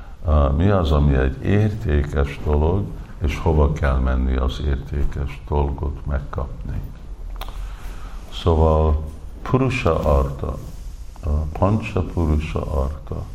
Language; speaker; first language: Hungarian; early bilingual, heritage; English